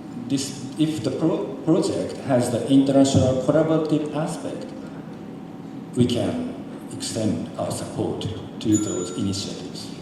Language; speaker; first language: English; non-native, fluent; Japanese